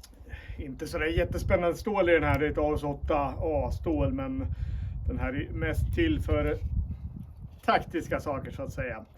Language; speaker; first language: Swedish; native; Swedish